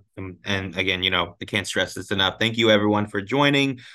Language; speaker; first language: English; early bilingual, other home language; Spanish